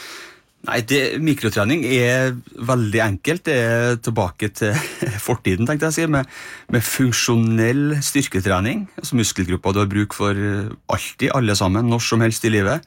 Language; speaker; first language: Norwegian; native; Norwegian